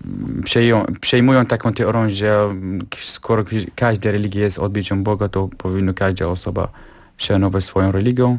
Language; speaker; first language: Polish; non-native, fluent; Kurdish